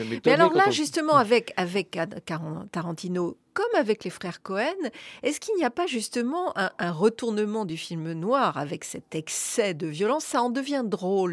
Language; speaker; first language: French; native; French